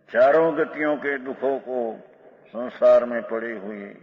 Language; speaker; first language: Hindi; non-native, local second language; Gujarati